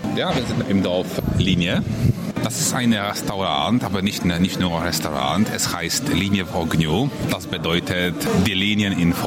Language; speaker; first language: German; non-native, learner; Polish